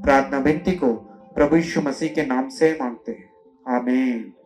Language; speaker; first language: Hindi; non-native, local second language; Telugu